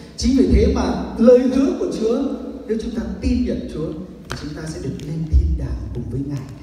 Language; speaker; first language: Vietnamese; native; Vietnamese